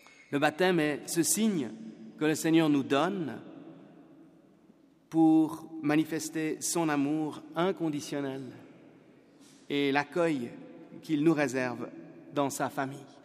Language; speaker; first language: French; native; French